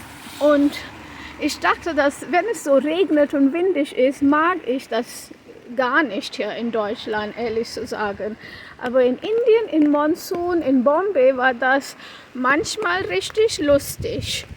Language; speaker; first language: German; non-native, fluent; Konkani